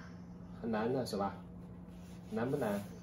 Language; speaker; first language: Chinese; native; Chinese